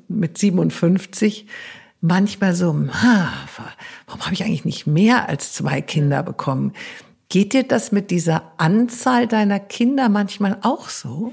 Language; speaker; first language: German; native; German